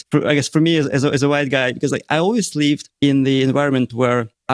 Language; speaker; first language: English; non-native, fluent; Russian